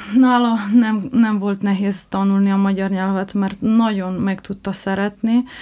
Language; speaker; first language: Hungarian; non-native, local second language; Slovenian